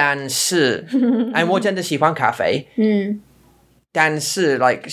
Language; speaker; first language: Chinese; non-native, learner; English